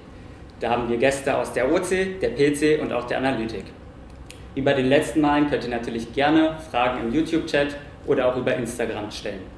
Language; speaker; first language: German; native; German